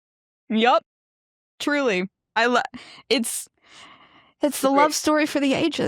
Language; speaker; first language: English; native; English